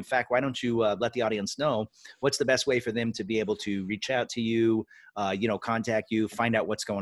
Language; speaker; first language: English; native; English